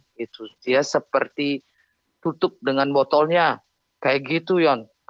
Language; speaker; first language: Indonesian; non-native, local second language; Balinese